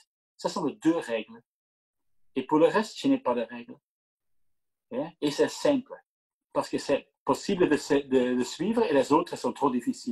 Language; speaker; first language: French; non-native, local second language; Dutch